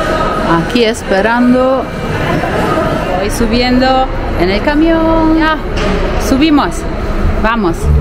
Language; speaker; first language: Spanish; non-native, fluent; Italian